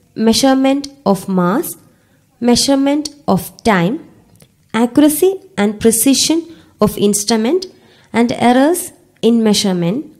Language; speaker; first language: English; non-native, local second language; Malayalam